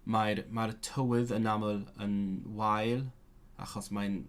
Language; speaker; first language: Welsh; non-native, learner; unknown